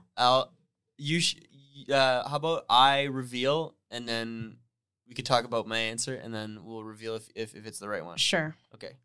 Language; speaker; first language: English; native; English